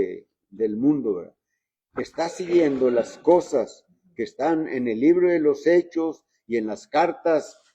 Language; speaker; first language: Spanish; native; Spanish